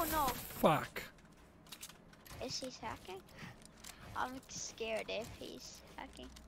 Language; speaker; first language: English; non-native, fluent; Finnish